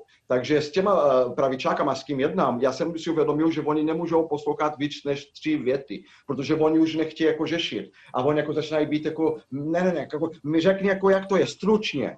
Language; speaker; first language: Czech; non-native, fluent; Portuguese